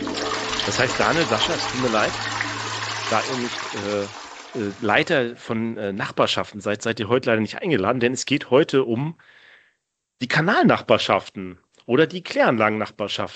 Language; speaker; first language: German; native; German